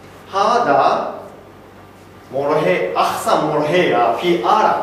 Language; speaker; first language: Arabic; non-native, learner; Japanese